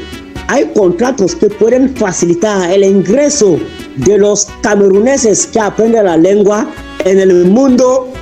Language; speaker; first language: Spanish; non-native, fluent; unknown